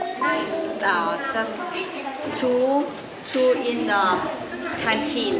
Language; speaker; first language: English; non-native, learner; Thai